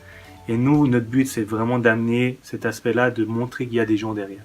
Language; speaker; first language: French; early bilingual, other home language; Persian